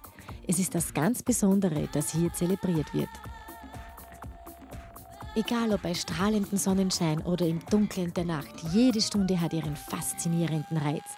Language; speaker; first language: German; native; German